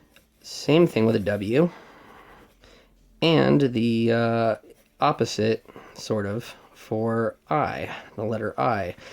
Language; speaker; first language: English; native; English